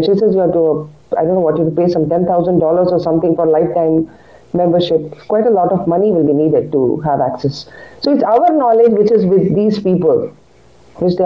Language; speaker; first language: English; non-native, local second language; Kannada